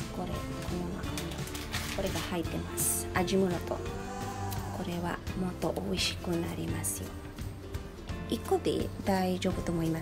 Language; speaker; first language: Japanese; non-native, fluent; Filipino